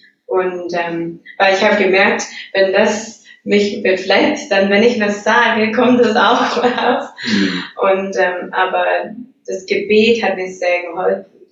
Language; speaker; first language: German; non-native, fluent; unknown